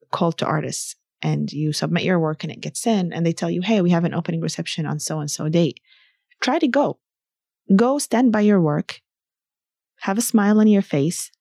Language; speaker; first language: English; early bilingual, other home language; Arabic